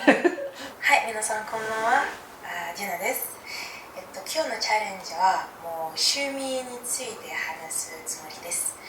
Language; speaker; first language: Japanese; non-native, learner; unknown